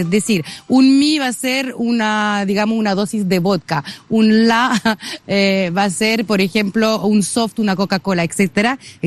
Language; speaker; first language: Spanish; native; Spanish